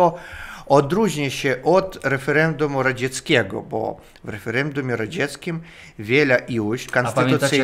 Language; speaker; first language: Polish; non-native, fluent; Russian